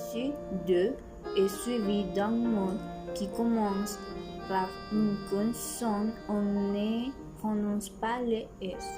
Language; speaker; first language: French; non-native, learner; Spanish